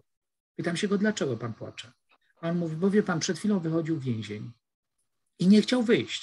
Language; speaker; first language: Polish; native; Polish